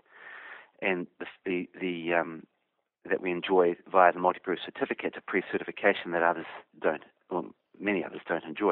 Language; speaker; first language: English; native; English